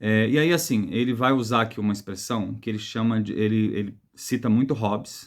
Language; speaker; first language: Portuguese; native; Portuguese